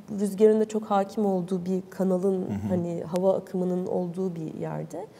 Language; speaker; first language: Turkish; native; Turkish